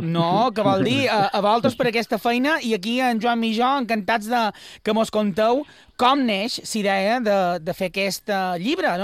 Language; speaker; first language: Catalan; native; Catalan